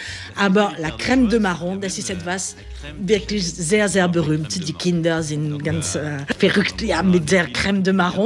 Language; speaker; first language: German; non-native, fluent; French